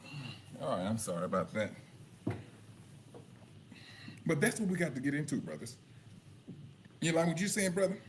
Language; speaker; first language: English; native; English